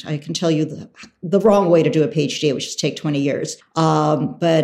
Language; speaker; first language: English; early bilingual, other home language; Russian